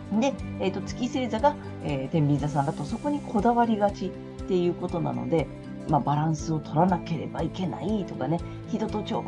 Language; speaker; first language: Japanese; native; Japanese